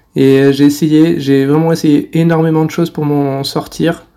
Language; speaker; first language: French; native; French